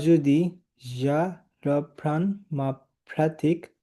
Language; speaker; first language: French; non-native, learner; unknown